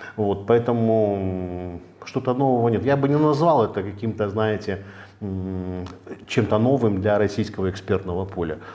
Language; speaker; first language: Russian; native; Russian